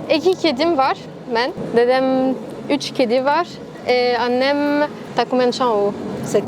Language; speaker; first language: Turkish; early bilingual, heritage; French